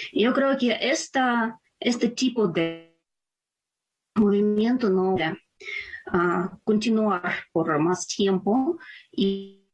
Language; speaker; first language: Spanish; non-native, fluent; Ukrainian